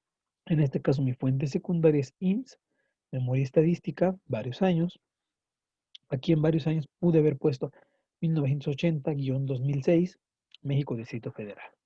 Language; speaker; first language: Spanish; native; Spanish